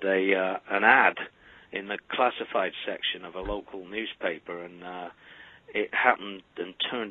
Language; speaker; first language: English; native; English